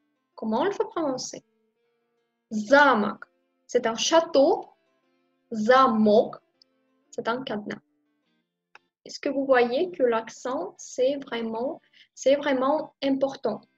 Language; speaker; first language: French; non-native, fluent; Russian